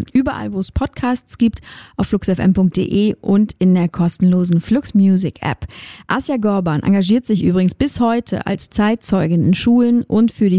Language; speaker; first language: German; native; German